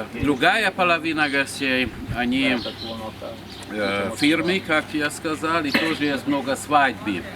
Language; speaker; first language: Russian; non-native, learner; Hungarian